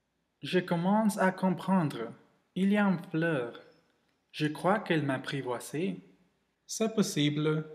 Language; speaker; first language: French; non-native, learner; Spanish